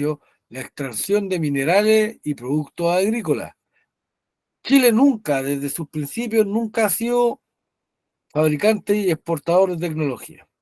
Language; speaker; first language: Spanish; native; Spanish